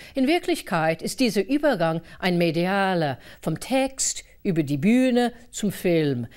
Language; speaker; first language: German; non-native, fluent; English